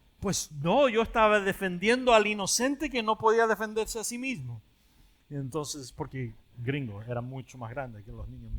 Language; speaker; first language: Spanish; early bilingual, other home language; English